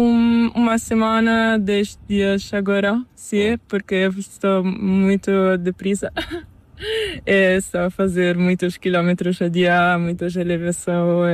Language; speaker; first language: Spanish; non-native, learner; Italian